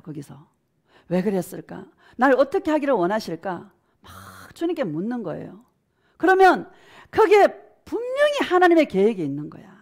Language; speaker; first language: Korean; native; Korean